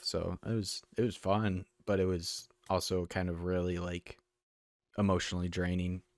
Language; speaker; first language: English; native; English